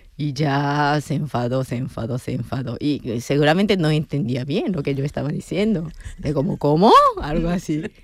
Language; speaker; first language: Spanish; non-native, fluent; Japanese